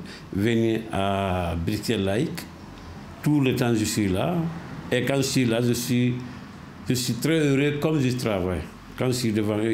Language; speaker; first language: French; non-native, learner; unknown